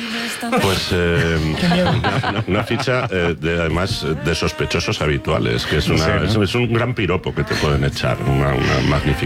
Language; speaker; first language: Spanish; native; Spanish